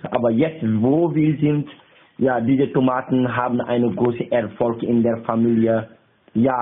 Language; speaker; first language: German; non-native, learner; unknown